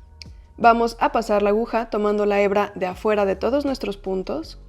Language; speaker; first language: Spanish; native; Spanish